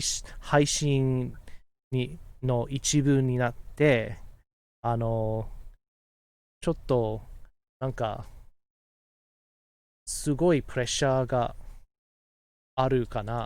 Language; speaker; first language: Japanese; non-native, fluent; English